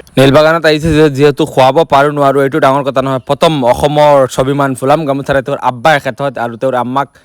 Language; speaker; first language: Assamese; non-native, local second language; Bangla